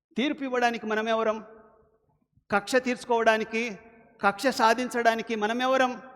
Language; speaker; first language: Telugu; non-native, local second language; Lambadi